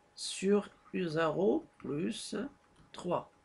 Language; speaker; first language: French; non-native, local second language; Arabic